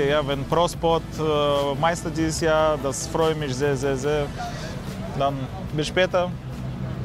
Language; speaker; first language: German; non-native, learner; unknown